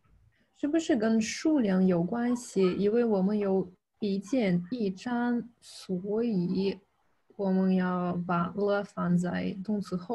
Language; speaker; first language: Chinese; non-native, fluent; Russian